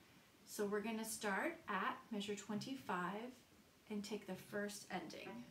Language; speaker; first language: English; native; English